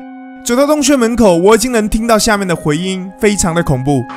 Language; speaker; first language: Chinese; native; Chinese